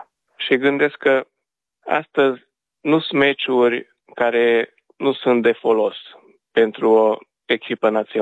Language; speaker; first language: Romanian; non-native, local second language; Hungarian